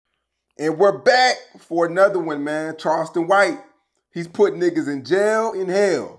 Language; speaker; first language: English; native; English